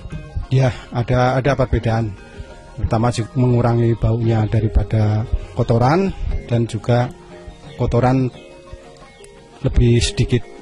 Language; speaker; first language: Indonesian; non-native, local second language; Javanese